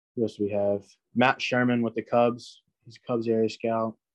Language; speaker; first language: English; native; English